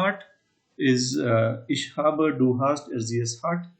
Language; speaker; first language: German; non-native, learner; Hindi